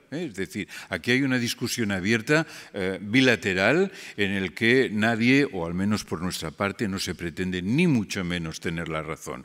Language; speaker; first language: Spanish; non-native, local second language; Catalan